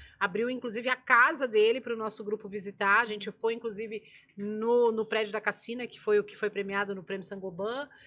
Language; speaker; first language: Portuguese; native; Portuguese